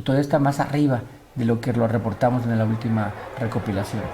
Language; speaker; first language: Spanish; native; Spanish